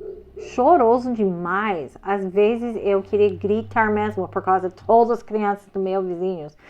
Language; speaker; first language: Portuguese; non-native, fluent; English